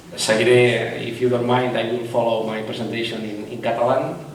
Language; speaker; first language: English; non-native, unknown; Catalan